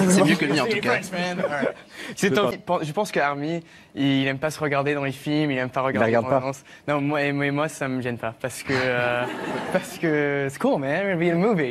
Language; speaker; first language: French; early bilingual, heritage; English